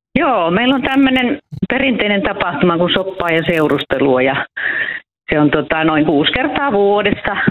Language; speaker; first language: Finnish; native; Finnish